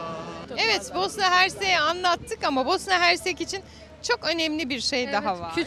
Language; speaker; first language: Turkish; native; Turkish